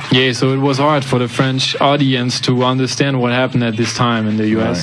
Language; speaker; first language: English; non-native, fluent; French